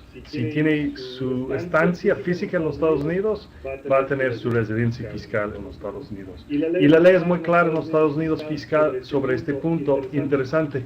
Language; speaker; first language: Spanish; non-native, fluent; English